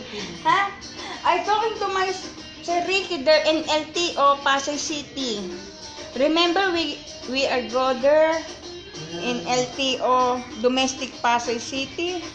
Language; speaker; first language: English; non-native, learner; Filipino